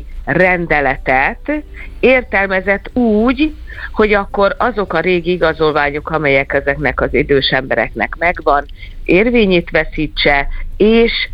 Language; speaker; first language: Hungarian; native; Hungarian